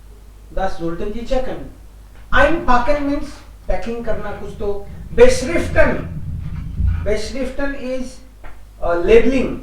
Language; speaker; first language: German; non-native, fluent; Hindi